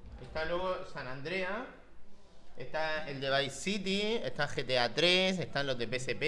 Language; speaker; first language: Spanish; native; Spanish